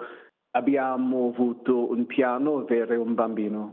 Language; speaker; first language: Italian; non-native, learner; English